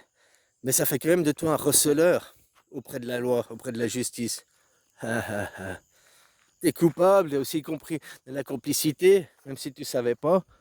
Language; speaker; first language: French; native; French